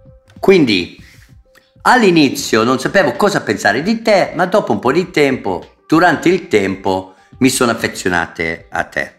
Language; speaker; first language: Italian; non-native, fluent; English